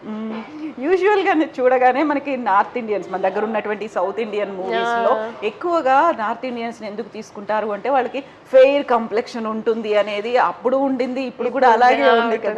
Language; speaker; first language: Telugu; native; Telugu